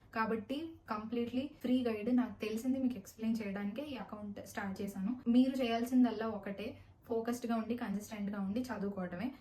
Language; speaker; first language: Telugu; native; Telugu